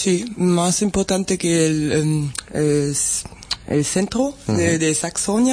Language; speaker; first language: Spanish; non-native, fluent; German